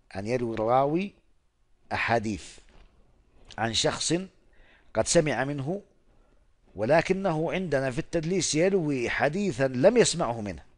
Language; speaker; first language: Arabic; non-native, fluent; Oromo